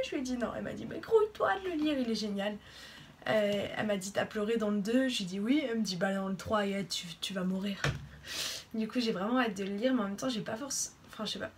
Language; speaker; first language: French; native; French